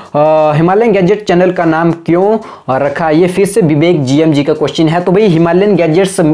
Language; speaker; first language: Hindi; native; Hindi